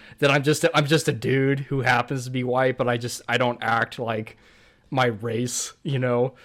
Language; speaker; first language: English; native; English